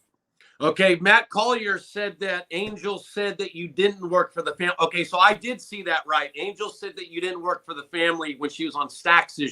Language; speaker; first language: English; native; English